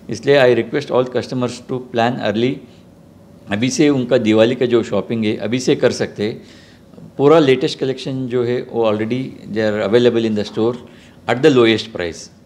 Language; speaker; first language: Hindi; non-native, local second language; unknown